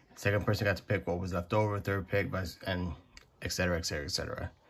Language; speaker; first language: English; native; English